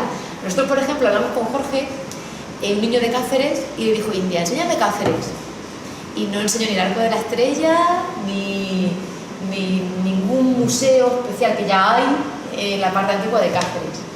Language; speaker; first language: Spanish; native; Spanish